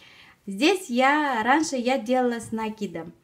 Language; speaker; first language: Russian; non-native, fluent; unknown